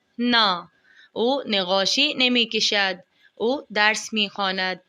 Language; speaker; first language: Persian; non-native, fluent; Urdu